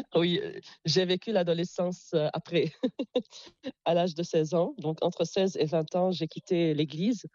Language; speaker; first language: French; non-native, local second language; Arabic